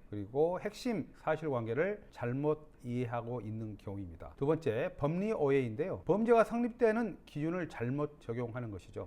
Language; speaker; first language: Korean; native; Korean